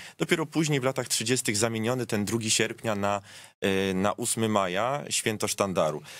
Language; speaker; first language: Polish; native; Polish